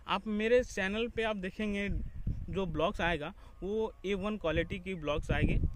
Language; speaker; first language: Hindi; native; Hindi